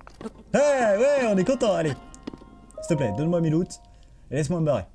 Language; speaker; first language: French; native; French